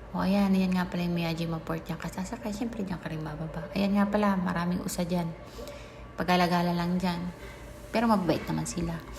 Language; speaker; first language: Filipino; native; Filipino